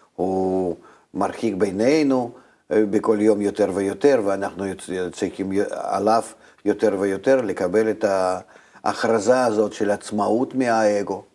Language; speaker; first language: Hebrew; non-native, fluent; Russian